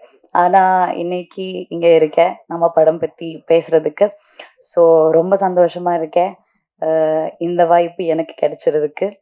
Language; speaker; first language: Tamil; non-native, learner; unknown